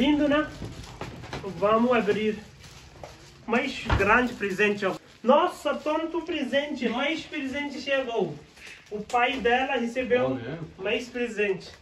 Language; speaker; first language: Portuguese; non-native, learner; Hindi